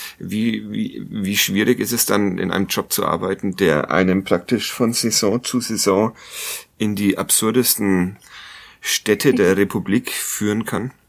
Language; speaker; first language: German; native; German